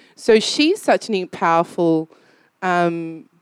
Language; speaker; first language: English; native; English